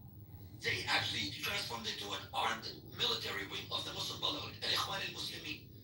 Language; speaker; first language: English; native; English